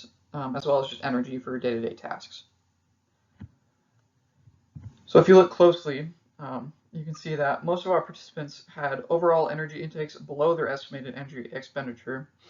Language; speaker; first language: English; native; English